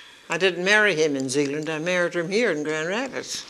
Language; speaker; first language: English; early bilingual, other home language; Dutch